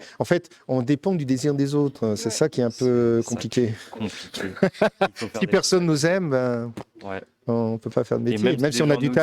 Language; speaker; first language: French; native; French